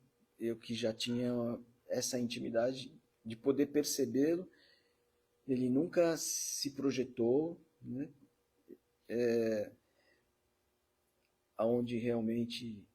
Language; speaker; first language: Portuguese; native; Portuguese